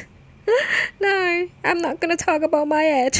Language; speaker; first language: English; non-native, fluent; Thai